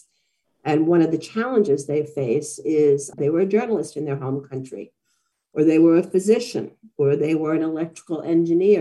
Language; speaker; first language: English; native; English